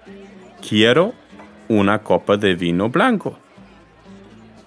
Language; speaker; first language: Spanish; non-native, fluent; English